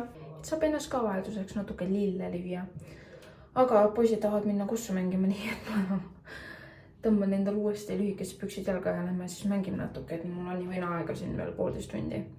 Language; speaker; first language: Estonian; native; Estonian